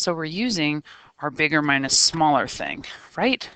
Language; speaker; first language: English; native; English